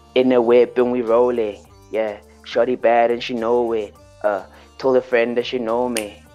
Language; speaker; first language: English; early bilingual, other home language; Xhosa